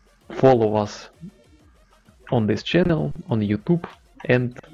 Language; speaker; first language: English; non-native, learner; Russian